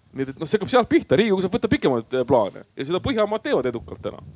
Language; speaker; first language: Estonian; native; Estonian